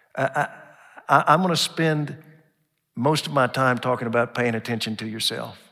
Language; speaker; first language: English; native; English